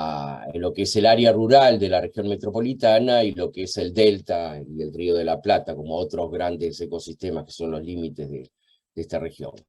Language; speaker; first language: Spanish; native; Spanish